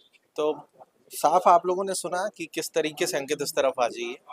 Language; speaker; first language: Hindi; native; Hindi